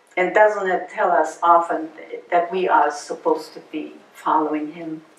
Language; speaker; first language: English; early bilingual, other home language; German